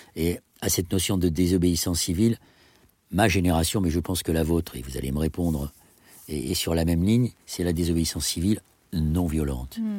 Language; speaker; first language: French; native; French